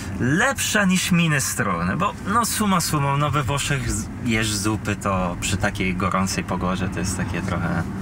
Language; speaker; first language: Polish; non-native, fluent; Italian